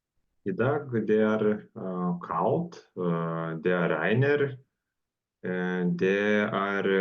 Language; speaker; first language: Norwegian; non-native, learner; Lithuanian